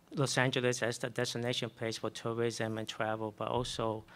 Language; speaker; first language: English; native; English